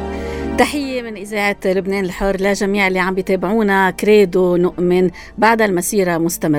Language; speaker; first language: Arabic; native; Arabic